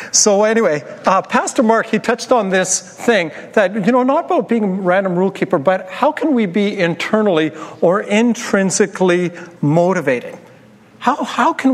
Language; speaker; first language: English; native; English